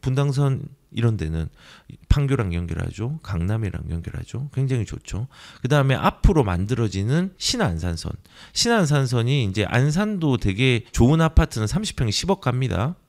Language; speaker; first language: Korean; native; Korean